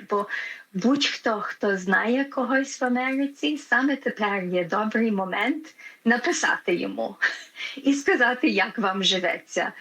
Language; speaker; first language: Ukrainian; early bilingual, heritage; Ukrainian